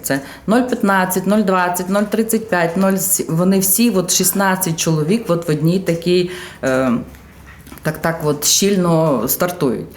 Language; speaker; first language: Ukrainian; native; Ukrainian